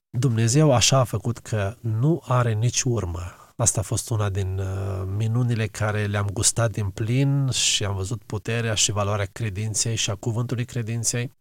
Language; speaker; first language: Romanian; native; Romanian